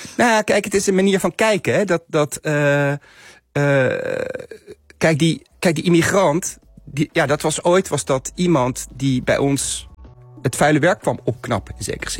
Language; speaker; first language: Dutch; native; Dutch